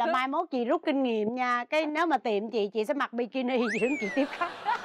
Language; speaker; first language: Vietnamese; native; Vietnamese